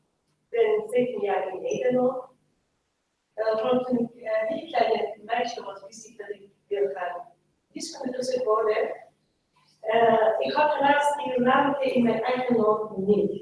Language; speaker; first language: Dutch; non-native, local second language; Persian